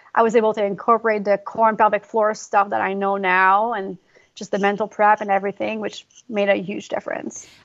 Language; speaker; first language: English; non-native, fluent; French